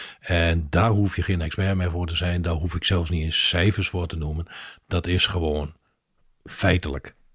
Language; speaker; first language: Dutch; native; Dutch